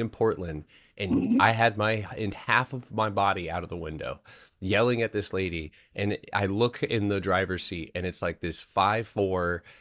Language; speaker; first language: English; native; English